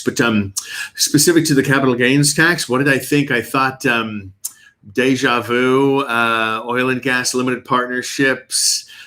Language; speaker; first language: English; native; English